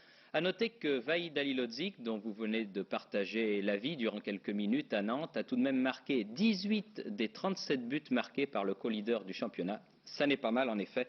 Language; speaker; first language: French; native; French